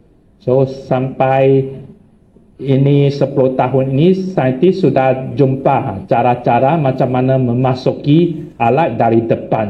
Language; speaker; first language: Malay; non-native, local second language; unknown